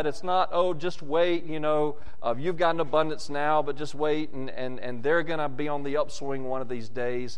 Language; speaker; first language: English; native; English